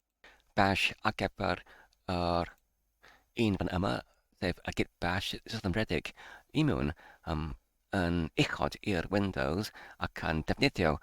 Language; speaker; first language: Welsh; non-native, fluent; English